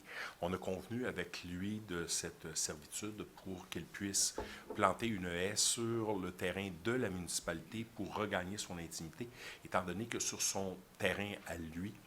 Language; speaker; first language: French; native; French